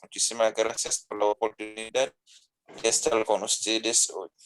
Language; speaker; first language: Spanish; non-native, fluent; Haitian Creole